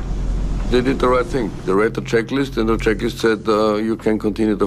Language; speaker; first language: English; non-native, fluent; German